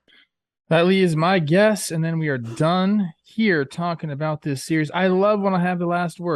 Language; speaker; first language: English; native; English